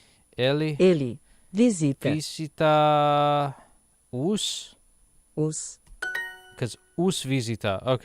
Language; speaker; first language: Portuguese; non-native, learner; English